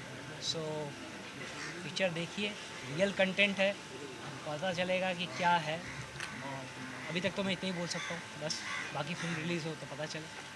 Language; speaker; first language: Hindi; non-native, local second language; Bangla